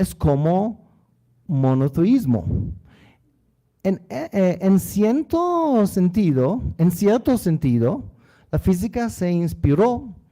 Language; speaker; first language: Spanish; non-native, learner; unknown